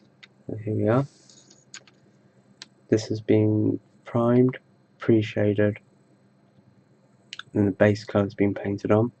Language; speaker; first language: English; native; English